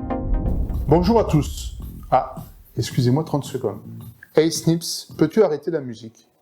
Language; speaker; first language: French; native; French